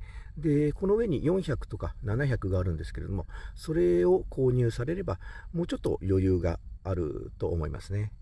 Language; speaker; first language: Japanese; native; Japanese